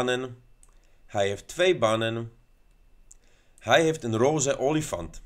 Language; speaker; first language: Dutch; non-native, learner; Polish